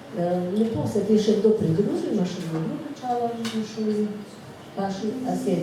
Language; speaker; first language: Slovenian; native; Slovenian